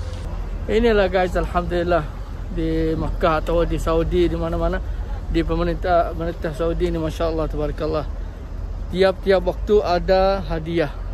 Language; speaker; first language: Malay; early bilingual, heritage; Malay